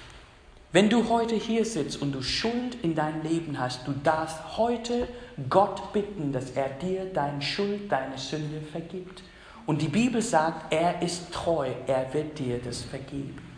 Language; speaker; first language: German; non-native, fluent; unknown